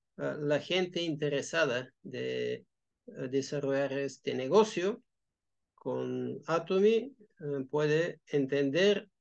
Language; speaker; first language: Spanish; non-native, fluent; Bulgarian